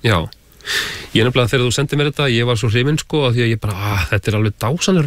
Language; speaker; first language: Icelandic; native; Icelandic